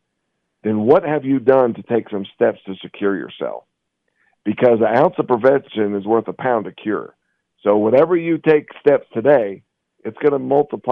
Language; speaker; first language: English; native; English